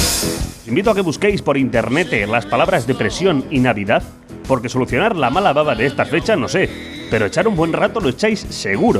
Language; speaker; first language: Spanish; native; Spanish